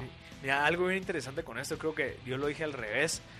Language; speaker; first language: Spanish; native; Spanish